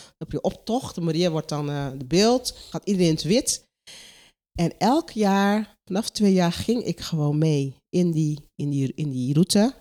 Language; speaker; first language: Dutch; non-native, local second language; Papiamento